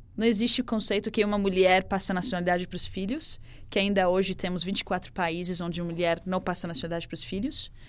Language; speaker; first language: Portuguese; non-native, fluent; Arabic